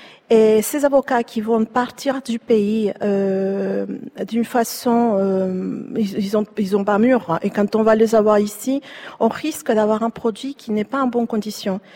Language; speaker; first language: French; non-native, fluent; Spanish